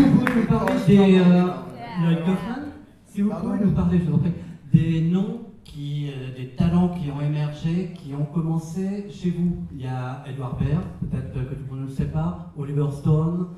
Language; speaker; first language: French; native; French